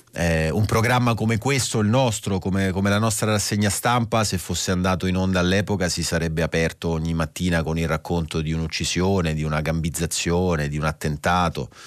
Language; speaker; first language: Italian; native; Italian